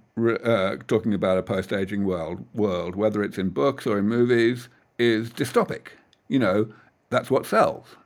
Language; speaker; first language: English; native; English